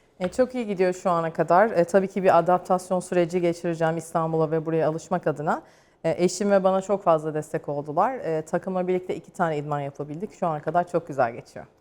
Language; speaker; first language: Turkish; native; Turkish